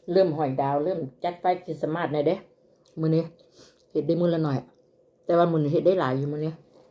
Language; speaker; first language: Thai; native; Thai